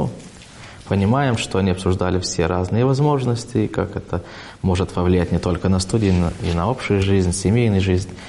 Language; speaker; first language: Russian; non-native, fluent; Lithuanian